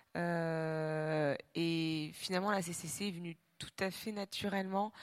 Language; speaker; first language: French; native; French